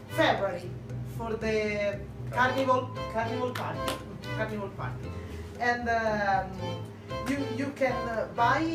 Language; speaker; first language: English; non-native, learner; Italian